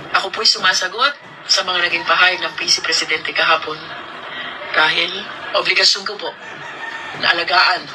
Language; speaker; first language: Filipino; native; Filipino